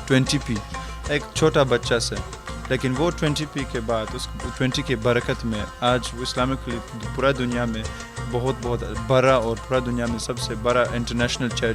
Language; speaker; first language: Hindi; early bilingual, heritage; Hindi